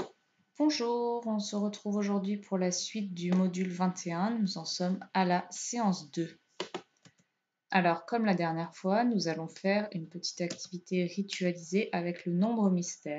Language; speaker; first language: French; native; French